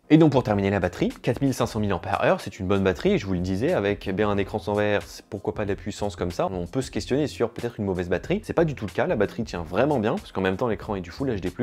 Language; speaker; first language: French; native; French